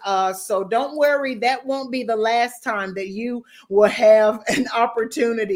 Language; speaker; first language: English; native; English